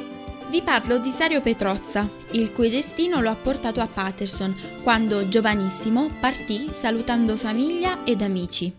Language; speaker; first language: Italian; native; Italian